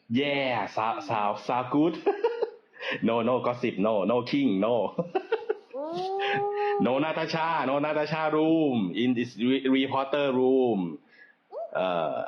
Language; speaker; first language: English; non-native, learner; Thai